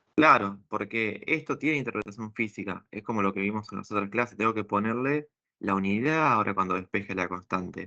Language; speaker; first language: Spanish; native; Spanish